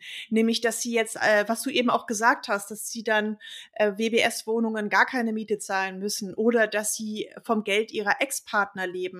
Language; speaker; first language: German; native; German